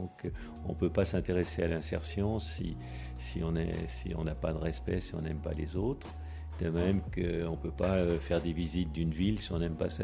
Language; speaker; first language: French; native; French